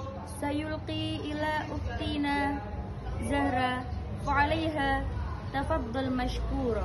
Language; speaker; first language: Arabic; non-native, learner; Indonesian